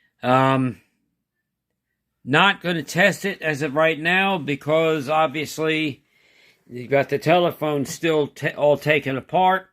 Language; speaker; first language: English; native; English